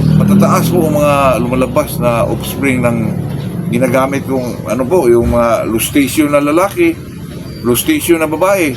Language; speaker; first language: Filipino; non-native, local second language; Cebuano